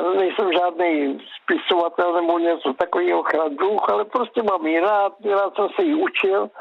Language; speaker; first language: Czech; native; Czech